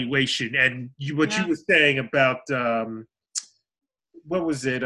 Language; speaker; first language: English; native; English